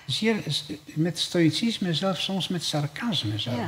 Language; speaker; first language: Dutch; non-native, fluent; Polish